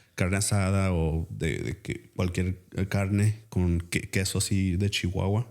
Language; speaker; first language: Spanish; early bilingual, heritage; Spanish